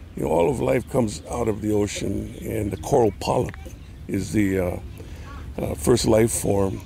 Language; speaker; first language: English; native; English